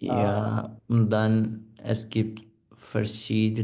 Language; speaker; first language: German; non-native, learner; Punjabi